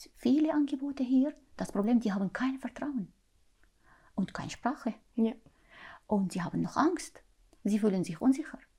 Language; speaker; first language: German; non-native, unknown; Arabic